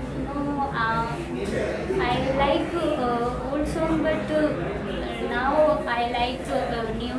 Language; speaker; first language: English; non-native, learner; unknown